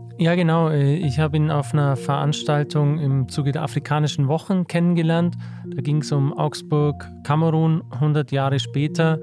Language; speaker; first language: German; native; German